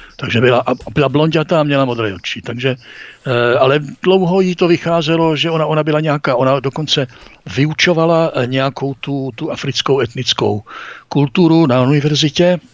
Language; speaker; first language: Czech; native; Czech